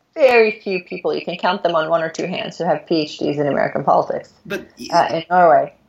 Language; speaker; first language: English; non-native, fluent; Norwegian